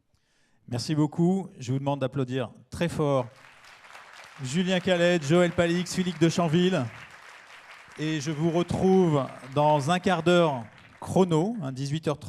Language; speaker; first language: French; native; French